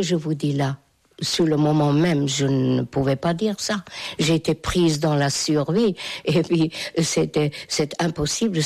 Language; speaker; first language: French; non-native, fluent; Hungarian